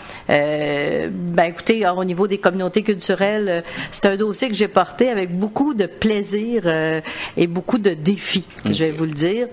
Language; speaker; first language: French; native; French